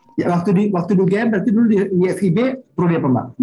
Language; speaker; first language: Indonesian; native; Indonesian